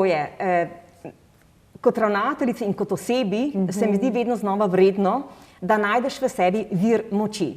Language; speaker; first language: Slovenian; native; Slovenian